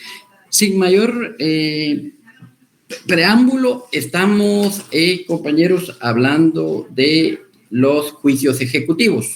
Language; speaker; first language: Spanish; native; Spanish